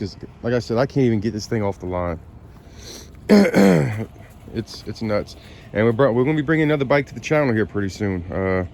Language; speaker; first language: English; native; English